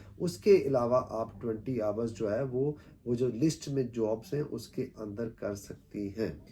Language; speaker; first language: Urdu; native; Urdu